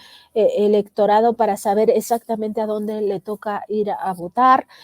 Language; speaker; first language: Spanish; native; Spanish